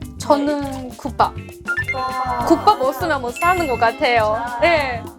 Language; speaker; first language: Korean; non-native, fluent; Burmese